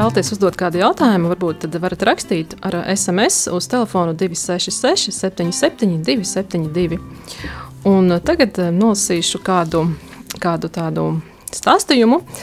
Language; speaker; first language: Latvian; native; Latvian